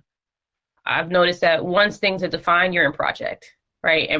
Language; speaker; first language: English; native; English